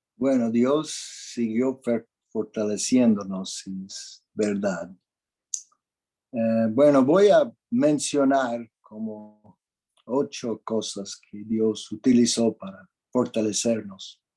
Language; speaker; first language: Spanish; non-native, fluent; English